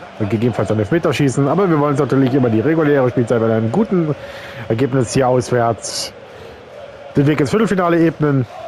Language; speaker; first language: German; native; German